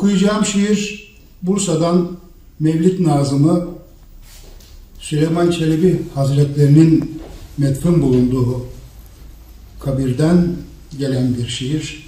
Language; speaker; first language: Turkish; native; Turkish